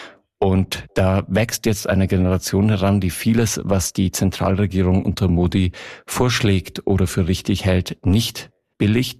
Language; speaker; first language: German; native; German